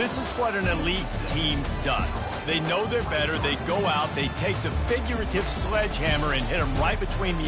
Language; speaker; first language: English; native; English